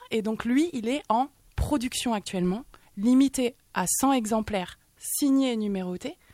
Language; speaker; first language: French; native; French